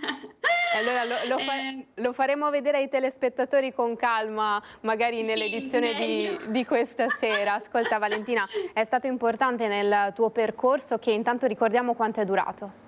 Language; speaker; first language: Italian; native; Italian